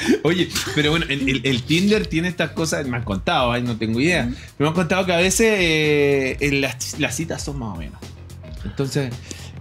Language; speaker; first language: Spanish; native; Spanish